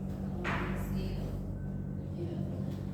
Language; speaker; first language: Spanish; native; Spanish